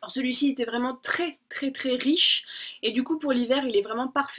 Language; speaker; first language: French; native; French